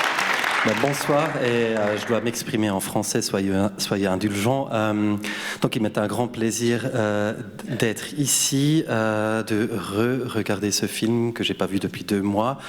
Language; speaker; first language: French; non-native, fluent; German